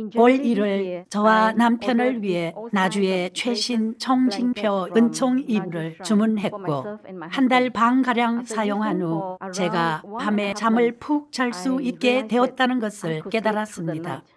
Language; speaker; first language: Korean; non-native, fluent; Malay